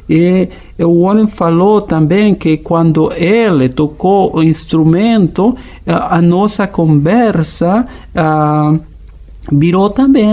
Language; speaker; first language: Portuguese; non-native, fluent; Spanish